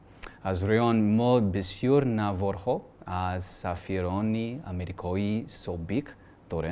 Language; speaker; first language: Persian; non-native, learner; English